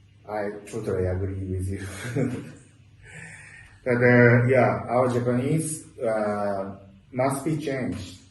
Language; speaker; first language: English; non-native, learner; Japanese